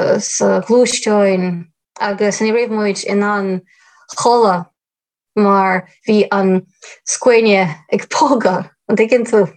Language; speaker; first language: Irish; non-native, fluent; Ukrainian